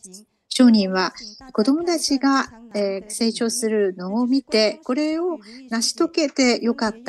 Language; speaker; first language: Japanese; non-native, fluent; Chinese